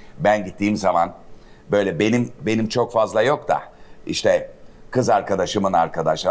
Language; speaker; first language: Turkish; native; Turkish